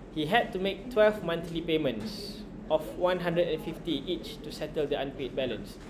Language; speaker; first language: English; non-native, local second language; Malay